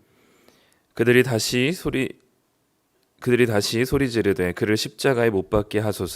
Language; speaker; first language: Korean; native; Korean